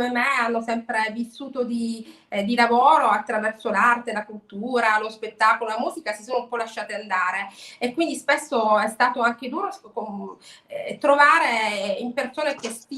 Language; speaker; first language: Italian; native; Italian